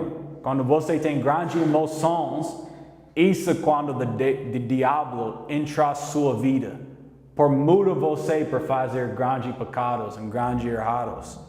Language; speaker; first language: Portuguese; non-native, learner; English